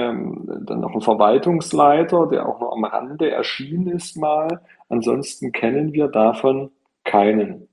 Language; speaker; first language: German; native; German